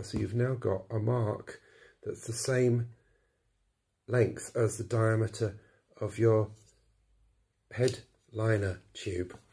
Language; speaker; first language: English; native; English